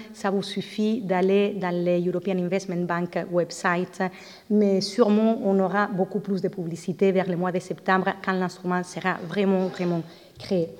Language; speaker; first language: French; non-native, fluent; Spanish